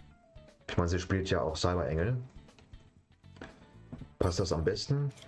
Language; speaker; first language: German; native; German